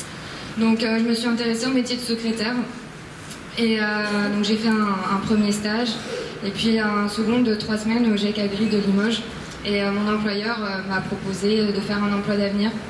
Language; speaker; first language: French; native; French